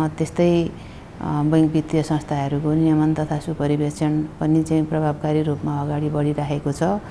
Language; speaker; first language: Nepali; native; Nepali